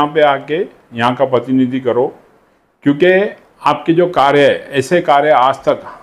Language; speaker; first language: Hindi; non-native, local second language; Sindhi